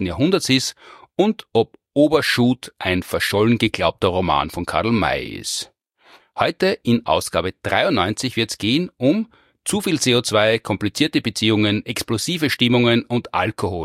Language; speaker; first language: German; native; German